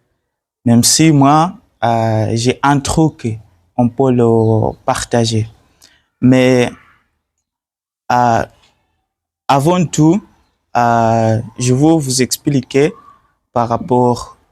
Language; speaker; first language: French; non-native, learner; Swahili